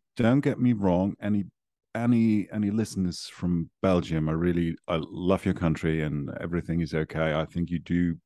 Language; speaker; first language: English; non-native, fluent; German